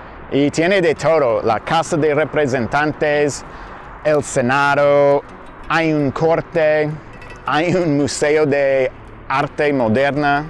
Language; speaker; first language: Spanish; non-native, fluent; English